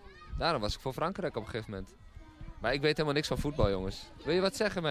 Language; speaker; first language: Dutch; native; Dutch